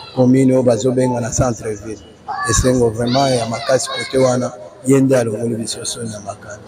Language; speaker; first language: Lingala; native; Lingala